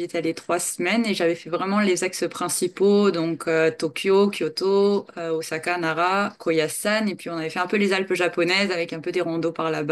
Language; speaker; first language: French; native; French